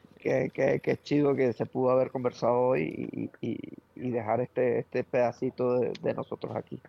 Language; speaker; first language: Spanish; native; Spanish